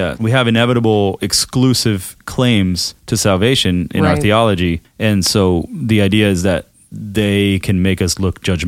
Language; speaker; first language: English; early bilingual, other home language; German